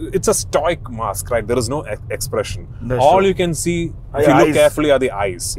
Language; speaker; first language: English; non-native, local second language; Malayalam